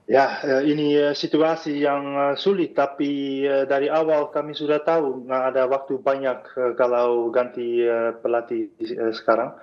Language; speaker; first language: Indonesian; non-native, fluent; Dutch